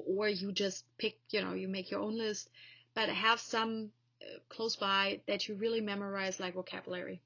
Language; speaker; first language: English; non-native, fluent; German